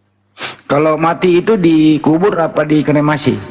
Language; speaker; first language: Indonesian; native; Indonesian